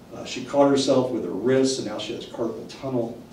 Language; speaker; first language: English; native; English